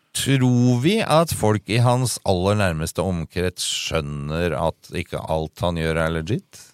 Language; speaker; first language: Norwegian; native; Norwegian